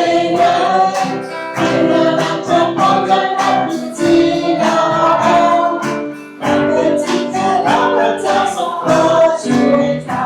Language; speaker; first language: Thai; native; Thai